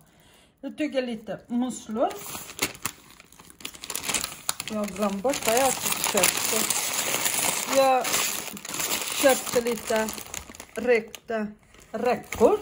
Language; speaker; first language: Swedish; non-native, fluent; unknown